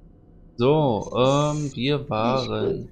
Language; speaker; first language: German; native; German